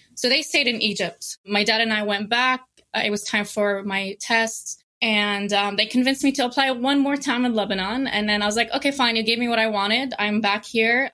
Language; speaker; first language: English; non-native, fluent; Arabic